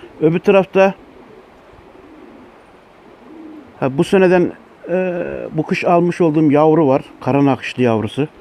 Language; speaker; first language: Turkish; native; Turkish